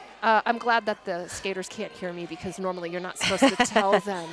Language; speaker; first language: English; native; English